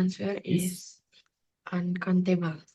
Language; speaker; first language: English; non-native, learner; Indonesian